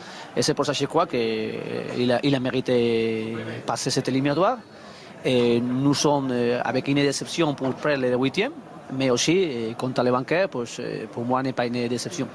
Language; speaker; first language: French; non-native, learner; Spanish